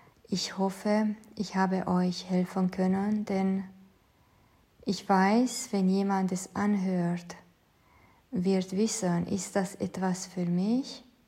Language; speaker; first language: German; non-native, fluent; Romanian